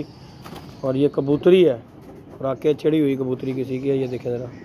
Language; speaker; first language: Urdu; non-native, local second language; Punjabi